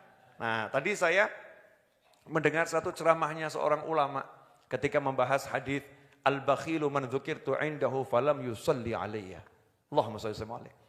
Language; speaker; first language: Indonesian; native; Indonesian